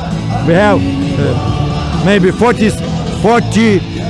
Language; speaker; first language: English; non-native, learner; Ukrainian